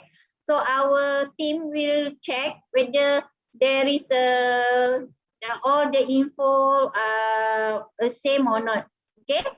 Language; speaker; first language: English; non-native, local second language; Malay